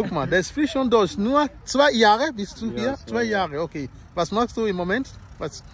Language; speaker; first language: German; non-native, learner; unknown